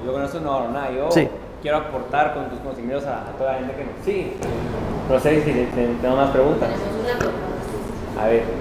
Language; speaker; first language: Spanish; native; Spanish